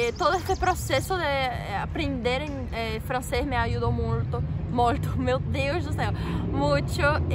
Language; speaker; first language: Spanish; non-native, learner; Portuguese